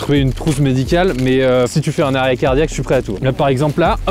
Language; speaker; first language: French; native; French